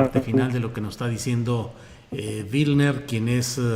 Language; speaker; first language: Spanish; native; Spanish